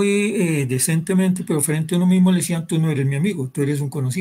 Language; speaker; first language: Spanish; native; Spanish